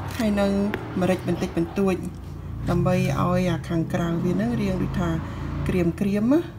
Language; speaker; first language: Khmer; early bilingual, heritage; Khmer